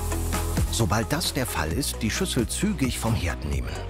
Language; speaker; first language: German; native; German